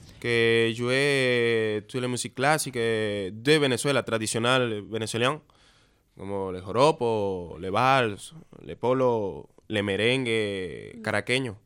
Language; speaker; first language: French; non-native, learner; Spanish